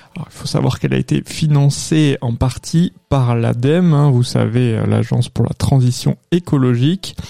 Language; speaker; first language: French; native; French